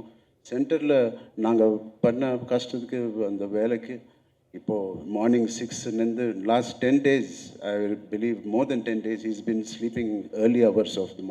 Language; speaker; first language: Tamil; non-native, local second language; Telugu